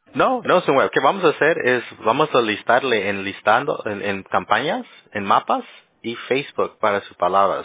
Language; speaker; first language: Spanish; early bilingual, heritage; Spanish